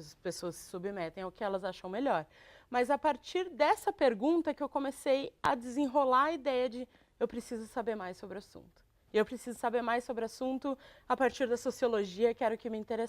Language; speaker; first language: Portuguese; native; Portuguese